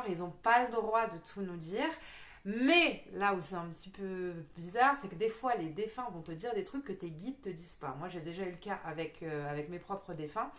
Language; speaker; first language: French; native; French